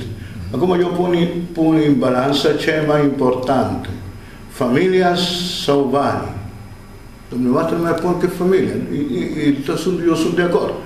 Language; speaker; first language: Romanian; non-native, learner; Spanish